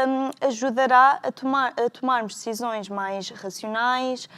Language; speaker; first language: Portuguese; native; Portuguese